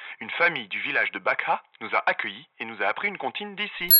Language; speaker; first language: French; native; French